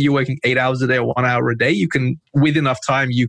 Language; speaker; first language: English; native; English